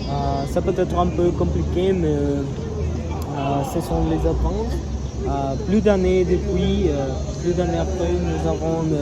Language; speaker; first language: French; non-native, learner; Spanish